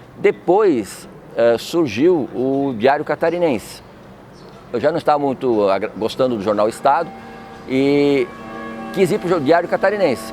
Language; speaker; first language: Portuguese; native; Portuguese